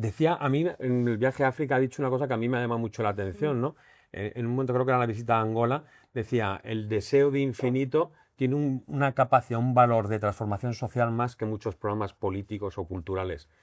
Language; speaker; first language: Spanish; native; Spanish